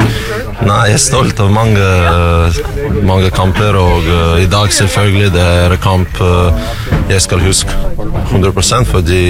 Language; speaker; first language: Norwegian; non-native, learner; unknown